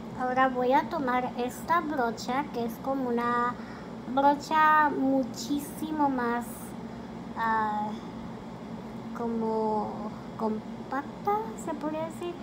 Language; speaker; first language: Spanish; early bilingual, heritage; Spanish